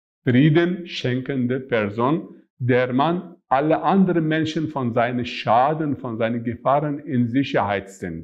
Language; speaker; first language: German; non-native, fluent; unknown